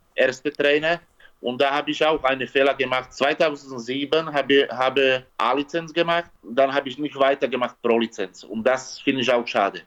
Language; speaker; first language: German; non-native, learner; Slovak